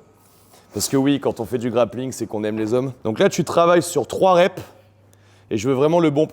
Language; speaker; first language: French; native; French